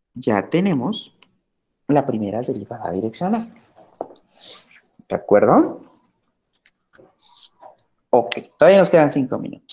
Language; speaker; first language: Spanish; native; Spanish